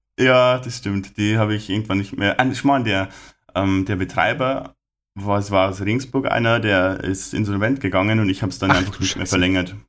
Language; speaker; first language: German; native; German